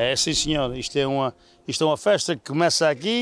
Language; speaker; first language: Portuguese; native; Portuguese